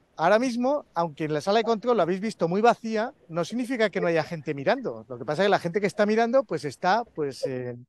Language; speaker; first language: Spanish; native; Spanish